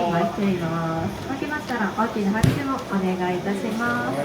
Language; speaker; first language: Japanese; native; Japanese